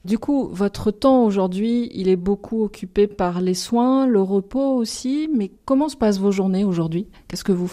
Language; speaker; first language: French; native; French